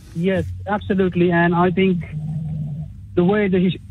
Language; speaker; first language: English; early bilingual, other home language; Urdu